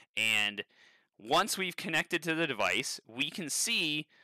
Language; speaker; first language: English; native; English